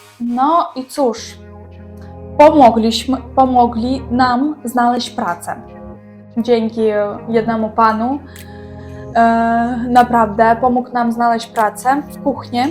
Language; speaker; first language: Polish; non-native, learner; Ukrainian